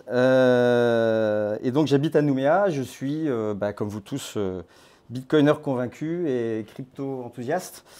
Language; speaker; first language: French; native; French